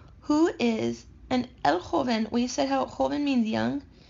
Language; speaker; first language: English; native; English